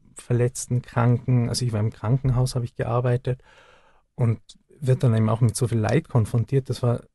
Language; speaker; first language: German; native; German